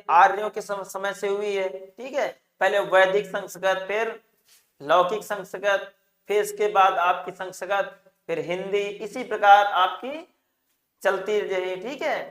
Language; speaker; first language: Hindi; native; Hindi